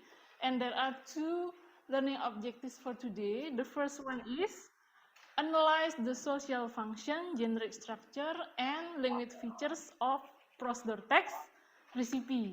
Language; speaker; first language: English; non-native, learner; Indonesian